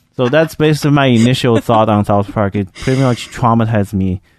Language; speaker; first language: English; non-native, fluent; Chinese